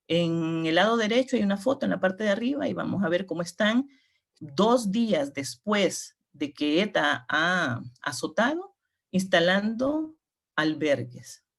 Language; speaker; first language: Spanish; native; Spanish